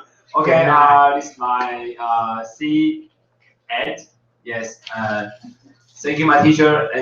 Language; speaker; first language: English; non-native, learner; Chinese